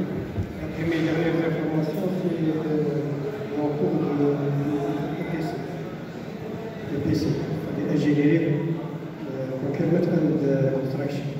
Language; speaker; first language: French; non-native, local second language; Arabic